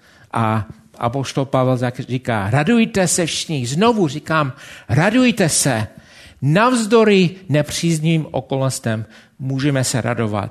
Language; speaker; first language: Czech; non-native, fluent; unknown